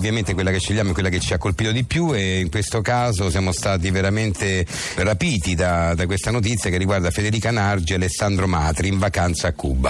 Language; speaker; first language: Italian; native; Italian